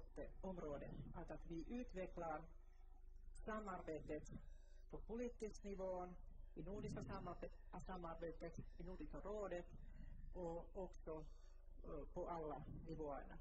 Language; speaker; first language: Swedish; non-native, local second language; Finnish